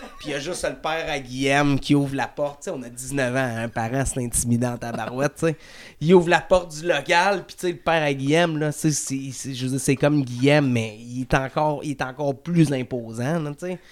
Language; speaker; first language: French; native; French